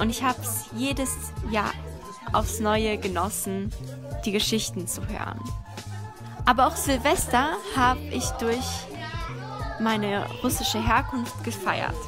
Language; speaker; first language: German; early bilingual, other home language; Russian